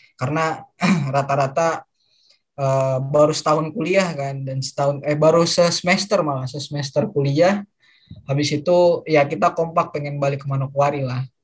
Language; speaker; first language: Indonesian; native; Indonesian